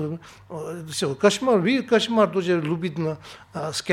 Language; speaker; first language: Russian; non-native, learner; Tibetan